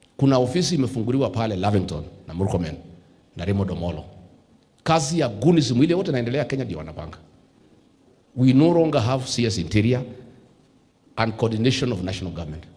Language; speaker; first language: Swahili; non-native, local second language; Kikuyu